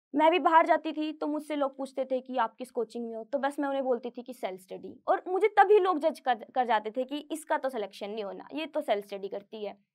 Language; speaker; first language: Hindi; native; Hindi